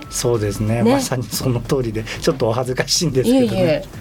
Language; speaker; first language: Japanese; native; Japanese